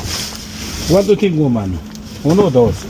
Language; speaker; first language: Spanish; non-native, learner; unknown